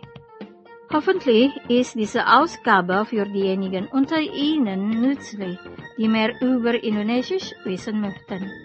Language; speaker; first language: German; non-native, fluent; Indonesian